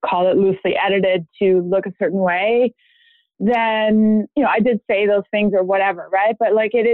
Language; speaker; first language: English; non-native, fluent; German